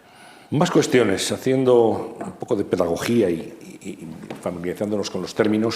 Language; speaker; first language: Spanish; native; Spanish